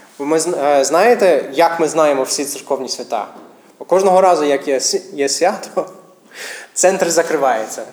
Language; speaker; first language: Ukrainian; non-native, fluent; English